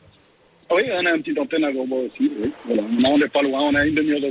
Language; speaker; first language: French; native; French